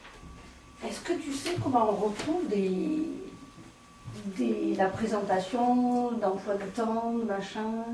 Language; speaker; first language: French; native; French